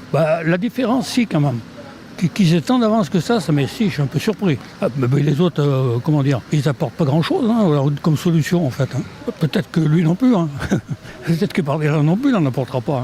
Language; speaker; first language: French; native; French